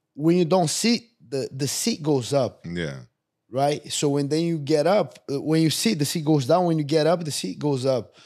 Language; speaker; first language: English; non-native, fluent; Portuguese